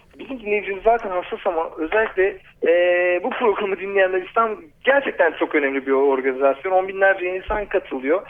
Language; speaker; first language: Turkish; native; Turkish